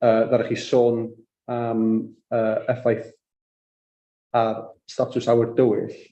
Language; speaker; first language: Welsh; native; Welsh